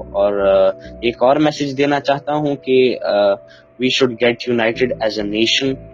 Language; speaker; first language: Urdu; non-native, local second language; Pashto